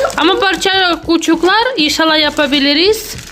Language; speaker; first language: Turkish; non-native, learner; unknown